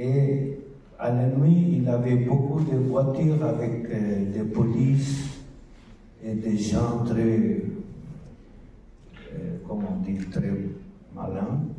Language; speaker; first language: French; non-native, learner; Spanish